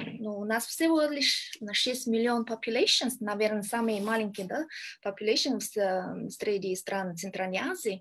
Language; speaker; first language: Russian; non-native, learner; Kyrgyz